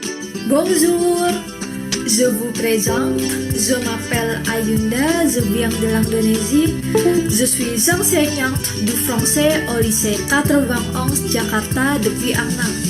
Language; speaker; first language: French; non-native, fluent; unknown